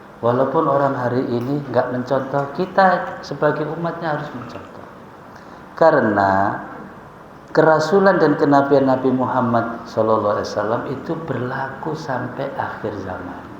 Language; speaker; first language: Indonesian; native; Indonesian